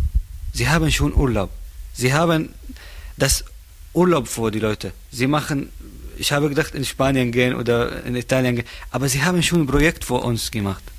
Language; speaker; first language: German; non-native, learner; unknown